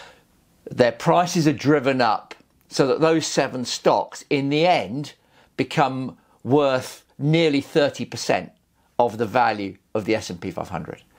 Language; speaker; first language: English; native; English